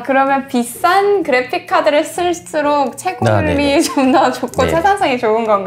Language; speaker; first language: Korean; native; Korean